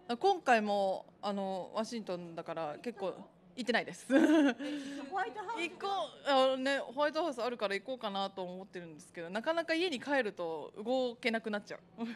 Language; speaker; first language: Japanese; native; Japanese